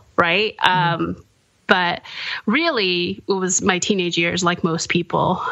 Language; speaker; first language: English; early bilingual, other home language; Korean